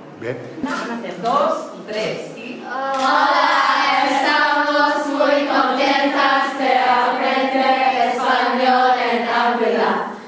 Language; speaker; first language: Spanish; non-native, learner; Cantonese